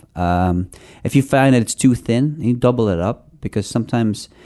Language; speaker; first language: English; non-native, local second language; Filipino